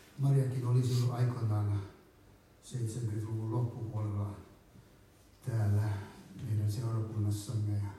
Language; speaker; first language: Finnish; native; Finnish